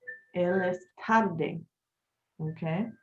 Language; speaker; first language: Spanish; non-native, learner; English